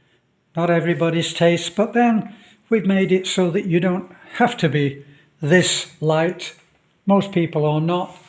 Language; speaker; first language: English; native; English